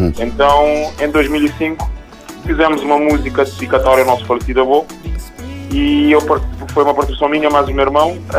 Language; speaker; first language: Portuguese; non-native, local second language; Kabuverdianu